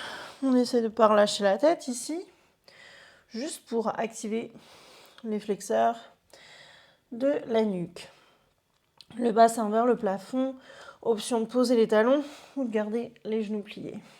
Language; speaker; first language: French; native; French